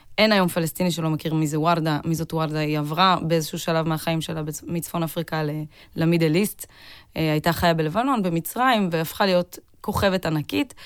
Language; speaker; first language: Hebrew; native; Hebrew